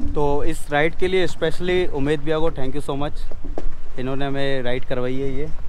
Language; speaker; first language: Hindi; native; Hindi